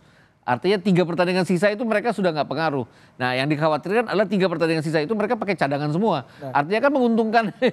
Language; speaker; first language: Indonesian; native; Indonesian